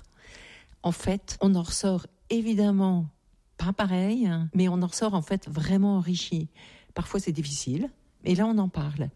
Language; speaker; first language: French; native; French